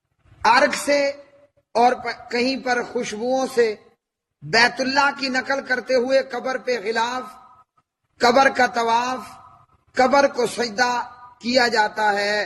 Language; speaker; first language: Urdu; native; Urdu